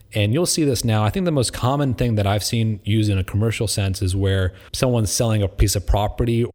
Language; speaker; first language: English; native; English